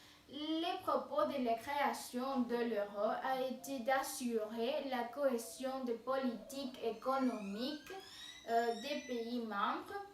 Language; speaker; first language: French; non-native, fluent; Spanish